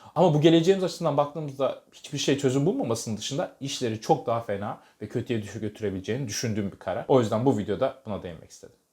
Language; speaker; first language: Turkish; native; Turkish